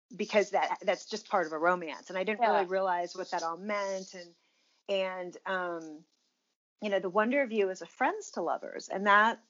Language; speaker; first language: English; native; English